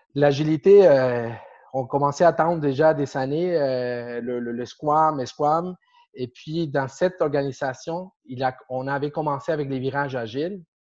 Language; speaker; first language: French; non-native, fluent; Spanish